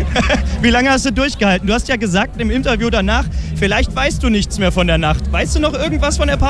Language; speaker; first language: German; native; German